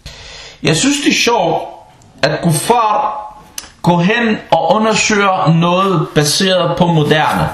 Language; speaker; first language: Danish; non-native, fluent; Arabic